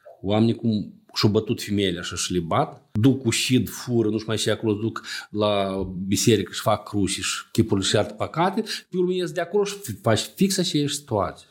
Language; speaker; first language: Romanian; native; Romanian